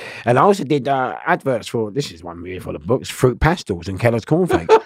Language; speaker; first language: English; native; English